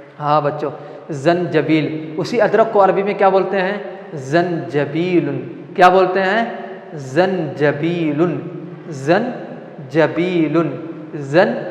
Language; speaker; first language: Urdu; non-native, local second language; Malayalam